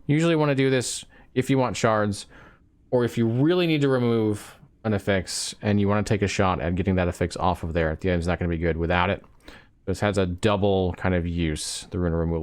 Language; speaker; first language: English; native; English